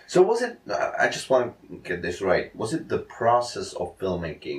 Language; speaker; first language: English; non-native, fluent; Czech